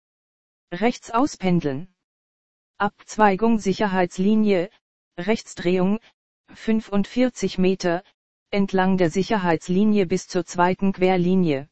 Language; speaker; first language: German; native; German